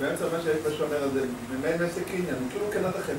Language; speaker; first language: Hebrew; native; Hebrew